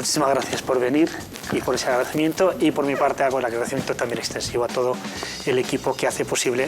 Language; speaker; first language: Spanish; native; Spanish